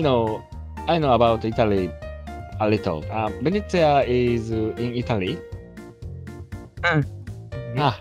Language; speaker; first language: English; non-native, learner; Japanese